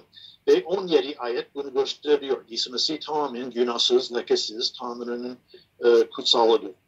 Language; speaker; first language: Turkish; non-native, fluent; English